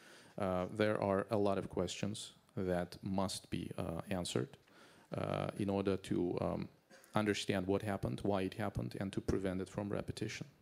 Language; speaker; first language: English; non-native, fluent; Azerbaijani